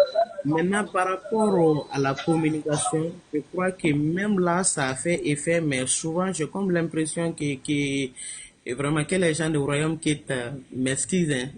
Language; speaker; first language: French; non-native, local second language; Bambara